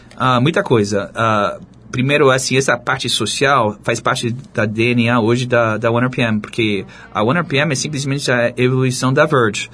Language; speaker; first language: Portuguese; non-native, fluent; English